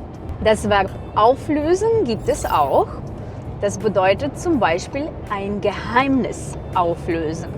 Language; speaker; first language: German; non-native, fluent; Russian